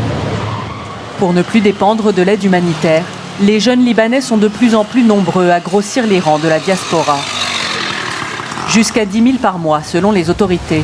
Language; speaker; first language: French; native; French